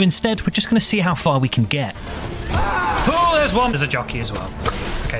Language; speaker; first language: English; native; English